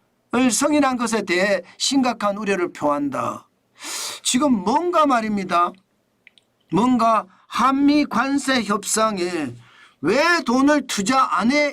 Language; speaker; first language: Korean; native; Korean